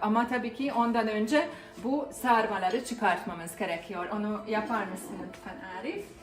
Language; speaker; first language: Turkish; non-native, fluent; Hungarian